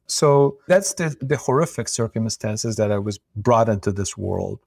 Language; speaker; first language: English; non-native, fluent; Uyghur